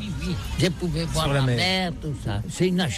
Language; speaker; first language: French; non-native, learner; Catalan